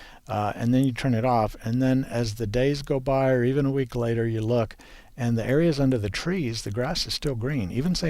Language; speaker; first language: English; native; English